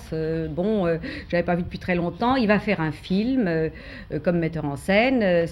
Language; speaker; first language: French; native; French